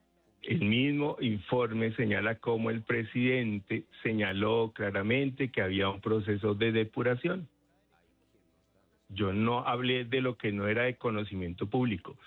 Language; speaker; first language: Spanish; native; Spanish